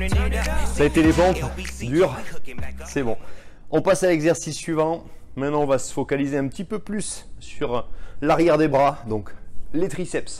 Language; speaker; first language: French; native; French